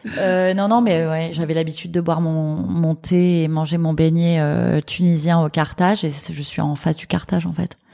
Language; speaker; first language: French; native; French